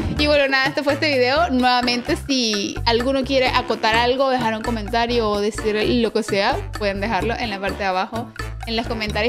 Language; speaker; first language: Spanish; native; Spanish